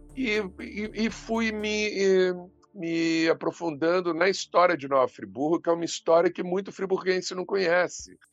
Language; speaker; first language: Portuguese; early bilingual, other home language; French